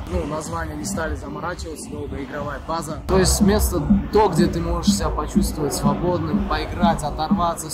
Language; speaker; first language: Russian; non-native, local second language; Uzbek